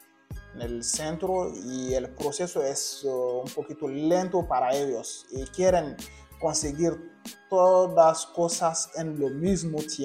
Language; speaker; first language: Spanish; non-native, learner; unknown